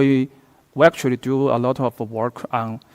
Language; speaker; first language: English; non-native, fluent; Chinese